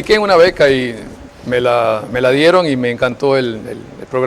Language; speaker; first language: Spanish; native; Spanish